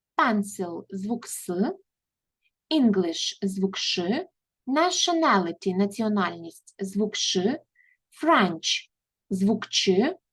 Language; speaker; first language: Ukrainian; native; Ukrainian